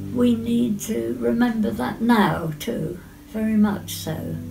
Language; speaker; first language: English; native; English